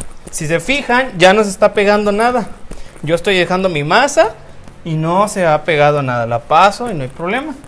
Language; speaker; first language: Spanish; native; Spanish